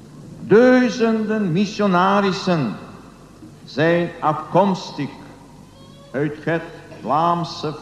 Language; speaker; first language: Dutch; non-native, learner; Polish